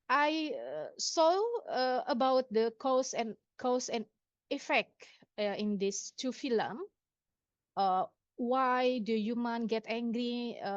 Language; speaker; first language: English; non-native, local second language; Indonesian